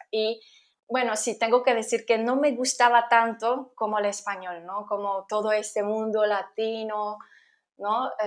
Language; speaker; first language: Spanish; non-native, fluent; Polish